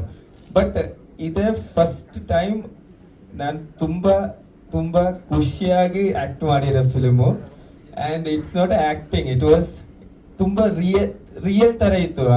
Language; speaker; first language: Kannada; non-native, learner; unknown